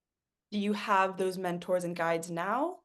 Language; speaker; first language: English; native; English